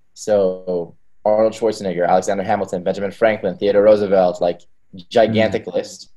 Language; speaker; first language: English; early bilingual, other home language; Hebrew